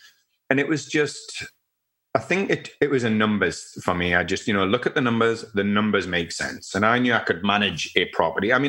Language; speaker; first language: English; native; English